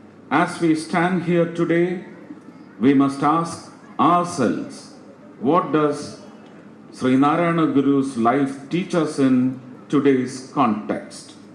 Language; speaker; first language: English; non-native, local second language; Malayalam